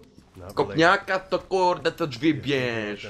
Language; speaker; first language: Polish; native; Polish